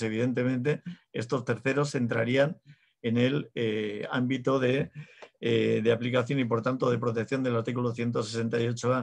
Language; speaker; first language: Spanish; native; Spanish